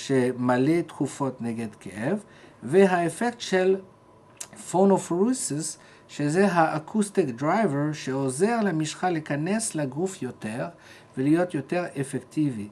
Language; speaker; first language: Hebrew; non-native, fluent; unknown